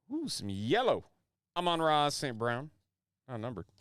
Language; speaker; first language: English; native; English